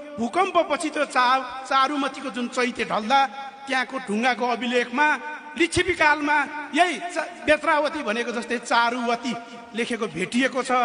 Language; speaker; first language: Nepali; non-native, local second language; Eastern Tamang